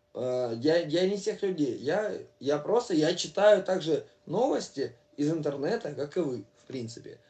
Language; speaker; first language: Russian; native; Russian